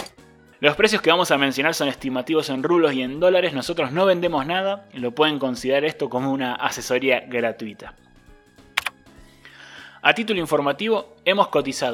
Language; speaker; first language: Spanish; native; Spanish